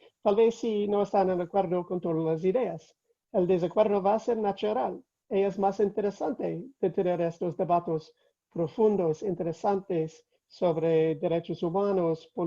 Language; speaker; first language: Spanish; non-native, fluent; English